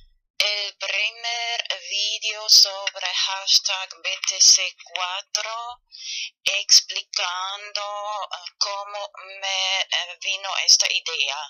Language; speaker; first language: Spanish; non-native, fluent; German